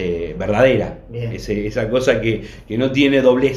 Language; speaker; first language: Spanish; native; Spanish